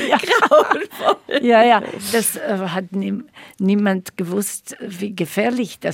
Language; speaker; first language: German; non-native, fluent; Slovak